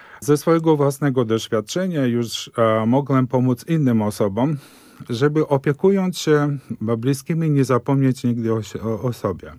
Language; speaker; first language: Polish; early bilingual, heritage; Polish